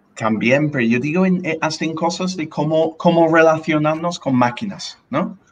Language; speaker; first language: Spanish; non-native, fluent; English